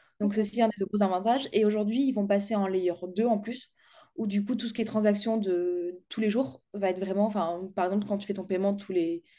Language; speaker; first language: French; native; French